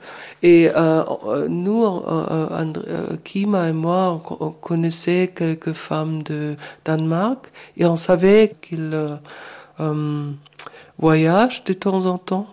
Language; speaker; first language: French; non-native, fluent; German